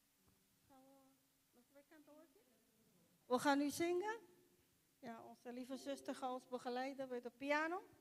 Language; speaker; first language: Dutch; non-native, local second language; Papiamento